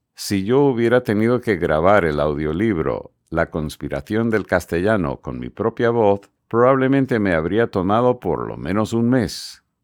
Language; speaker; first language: Spanish; non-native, fluent; English